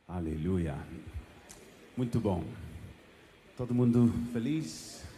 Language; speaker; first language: Portuguese; non-native, fluent; English